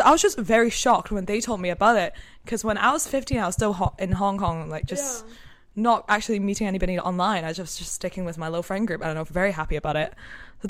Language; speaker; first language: English; non-native, local second language; Cantonese